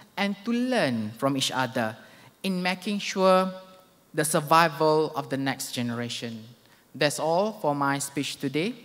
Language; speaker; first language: English; non-native, local second language; Malay